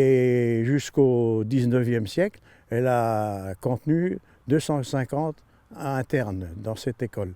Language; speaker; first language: French; native; French